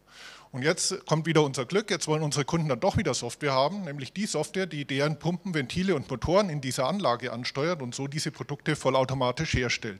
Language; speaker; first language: German; native; German